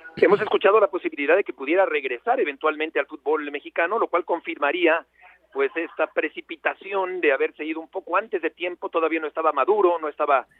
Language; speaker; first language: Spanish; native; Spanish